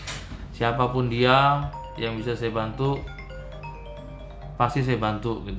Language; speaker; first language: Indonesian; native; Indonesian